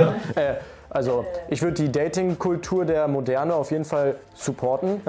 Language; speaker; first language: German; native; German